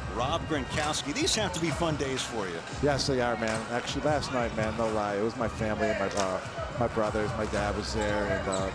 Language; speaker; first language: English; native; English